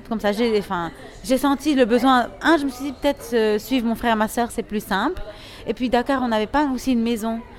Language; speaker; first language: French; non-native, local second language; Arabic